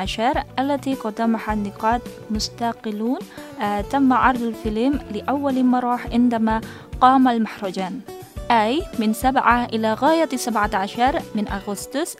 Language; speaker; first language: Arabic; non-native, fluent; Indonesian